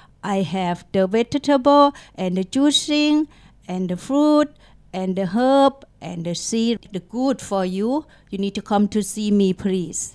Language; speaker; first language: English; non-native, learner; Thai